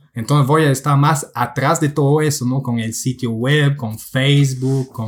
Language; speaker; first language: Spanish; non-native, fluent; French